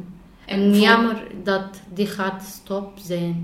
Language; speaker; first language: Dutch; non-native, learner; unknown